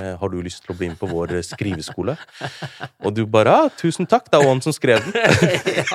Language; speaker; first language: Norwegian; early bilingual, other home language; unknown